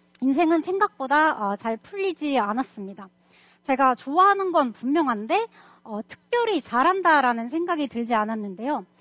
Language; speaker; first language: Korean; non-native, fluent; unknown